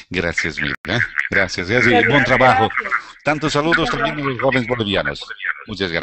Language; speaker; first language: Spanish; non-native, learner; Portuguese